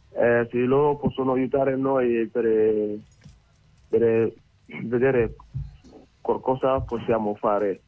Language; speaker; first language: Italian; non-native, learner; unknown